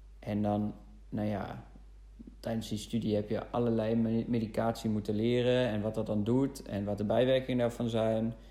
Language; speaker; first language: Dutch; non-native, fluent; German